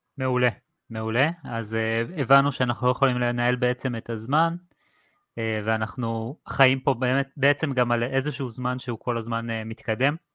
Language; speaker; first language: Hebrew; native; Hebrew